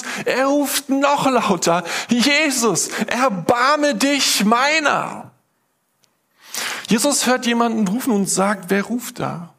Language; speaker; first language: German; native; German